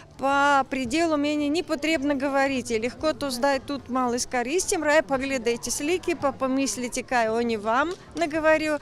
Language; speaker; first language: Slovenian; non-native, learner; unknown